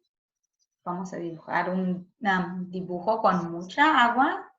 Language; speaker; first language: Spanish; early bilingual, heritage; Spanish